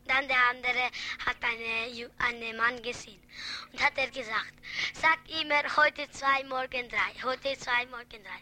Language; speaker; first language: German; early bilingual, other home language; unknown